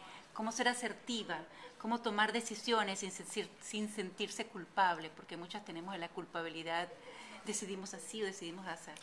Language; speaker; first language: Spanish; native; Spanish